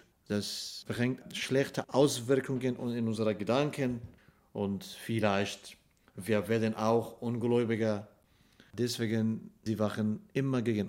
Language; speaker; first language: German; non-native, fluent; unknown